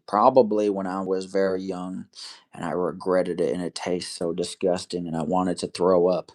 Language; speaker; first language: English; native; English